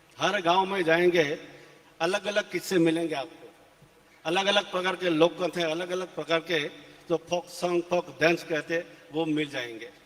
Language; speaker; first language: Hindi; non-native, local second language; Assamese